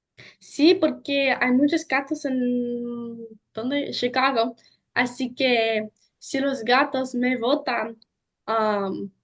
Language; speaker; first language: Spanish; non-native, learner; English